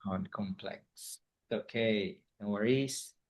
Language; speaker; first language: English; non-native, fluent; Indonesian